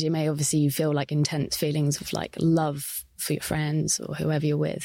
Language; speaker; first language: English; native; English